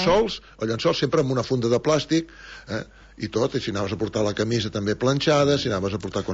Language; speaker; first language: Catalan; native; Catalan